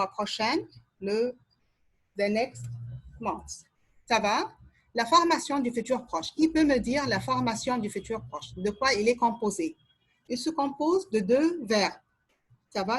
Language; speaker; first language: French; non-native, fluent; Arabic